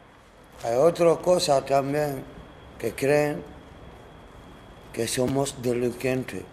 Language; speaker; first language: Spanish; non-native, learner; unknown